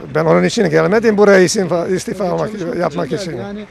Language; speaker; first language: Turkish; non-native, learner; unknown